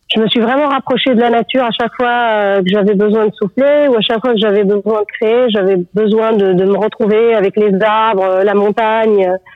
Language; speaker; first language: French; non-native, local second language; Arabic